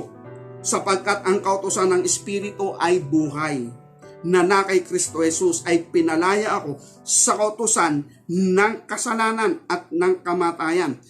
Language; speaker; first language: Filipino; native; Filipino